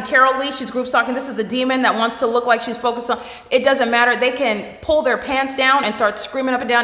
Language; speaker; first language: English; native; English